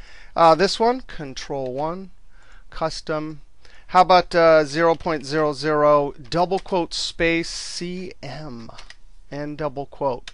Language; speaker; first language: English; native; English